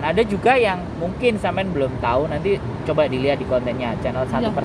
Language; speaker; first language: Indonesian; non-native, local second language; Javanese